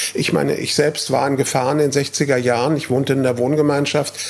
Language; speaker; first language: German; native; German